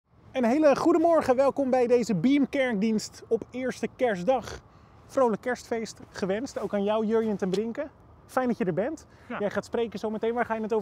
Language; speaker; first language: Dutch; native; Dutch